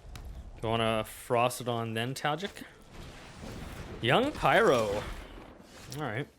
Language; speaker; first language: English; native; English